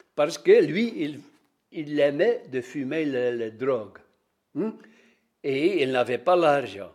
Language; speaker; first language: French; non-native, local second language; Dutch